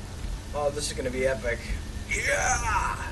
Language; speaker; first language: English; native; English